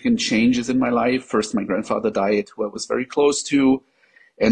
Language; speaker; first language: English; non-native, fluent; German